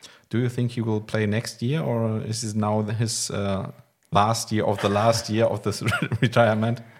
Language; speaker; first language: English; non-native, learner; German